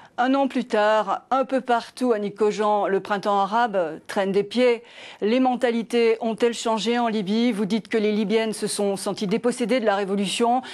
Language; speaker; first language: French; native; French